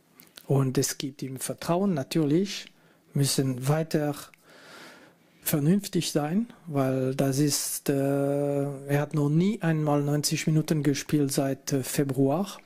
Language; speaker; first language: German; non-native, fluent; French